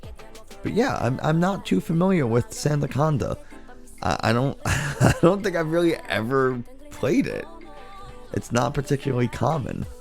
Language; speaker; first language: English; native; English